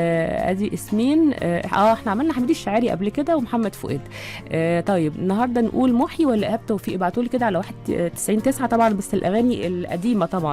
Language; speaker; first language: Arabic; native; Arabic